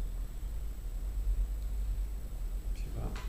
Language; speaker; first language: French; native; French